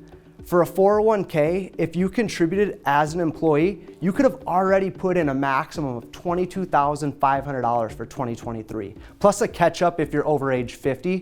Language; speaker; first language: English; native; English